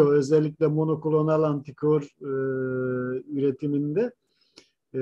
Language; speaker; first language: Turkish; native; Turkish